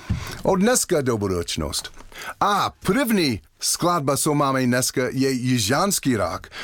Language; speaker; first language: Czech; non-native, learner; English